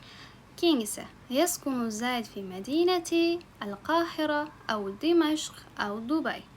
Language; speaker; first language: Arabic; non-native, fluent; Uzbek